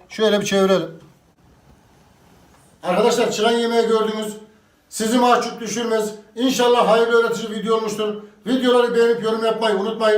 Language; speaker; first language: Turkish; native; Turkish